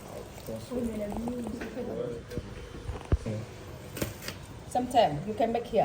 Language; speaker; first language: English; non-native, learner; Vietnamese